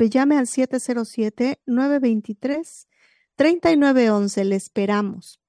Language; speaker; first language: Spanish; native; Spanish